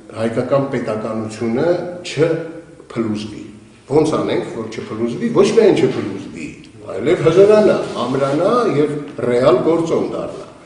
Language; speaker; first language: Armenian; native; Armenian